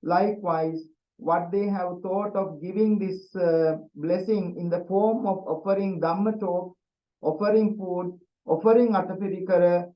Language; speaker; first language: English; non-native, local second language; Sinhala